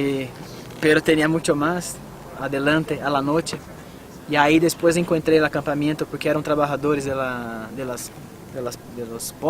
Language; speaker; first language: Spanish; non-native, fluent; Portuguese